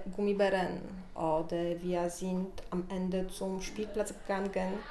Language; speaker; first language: German; non-native, learner; Polish